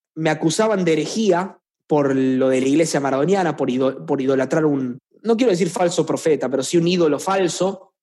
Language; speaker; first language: Spanish; native; Spanish